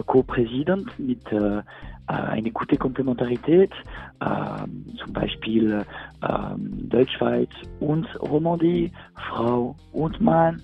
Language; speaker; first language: German; non-native, local second language; French